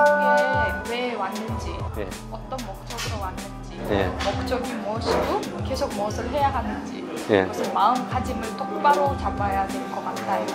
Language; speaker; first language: Korean; non-native, fluent; Uzbek